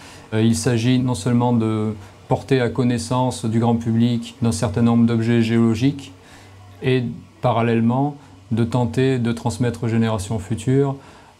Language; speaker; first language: French; native; French